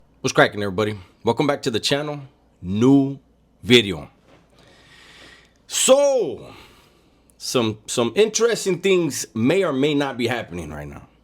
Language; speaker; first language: English; native; English